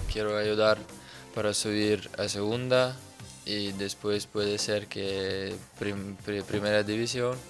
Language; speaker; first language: Spanish; non-native, learner; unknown